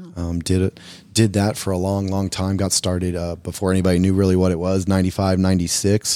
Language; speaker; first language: English; native; English